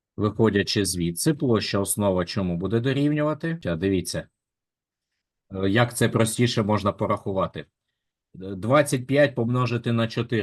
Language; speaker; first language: Ukrainian; native; Ukrainian